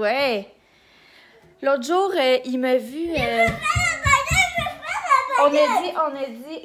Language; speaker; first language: French; native; French